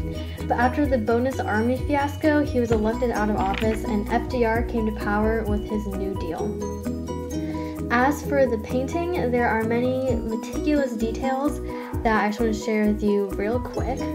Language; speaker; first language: English; native; English